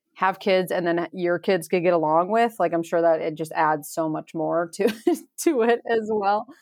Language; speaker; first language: English; native; English